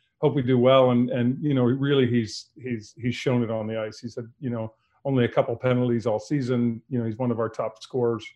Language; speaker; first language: English; native; English